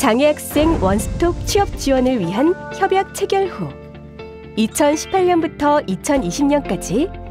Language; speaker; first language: Korean; native; Korean